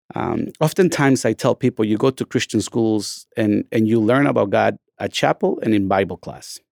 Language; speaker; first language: English; non-native, fluent; Spanish